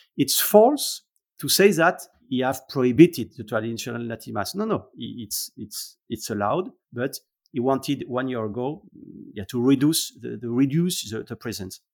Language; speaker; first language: English; non-native, learner; French